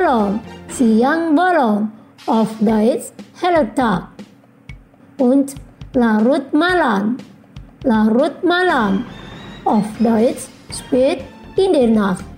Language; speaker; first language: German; non-native, fluent; Indonesian